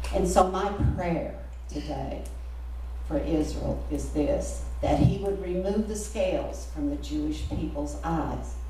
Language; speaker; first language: English; native; English